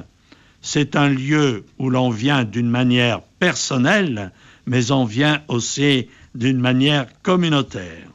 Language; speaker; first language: French; native; French